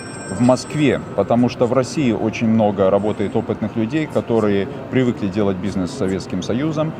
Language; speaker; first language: Russian; native; Russian